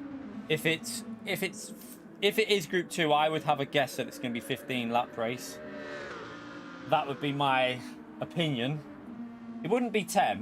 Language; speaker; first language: English; native; English